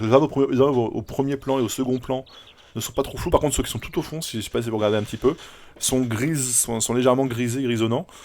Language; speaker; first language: French; native; French